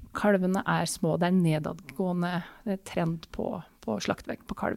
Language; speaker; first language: Norwegian; native; Norwegian